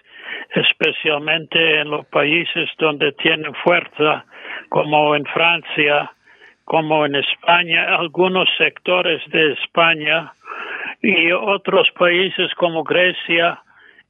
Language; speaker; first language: Spanish; non-native, fluent; English